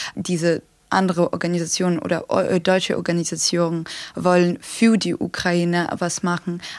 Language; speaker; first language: German; non-native, fluent; Ukrainian